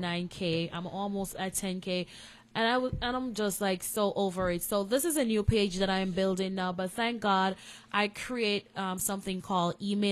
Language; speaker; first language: English; non-native, local second language; Jamaican Creole English